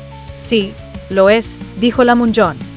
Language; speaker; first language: Spanish; native; Spanish